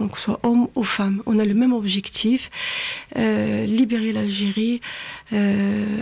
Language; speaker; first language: French; non-native, local second language; Arabic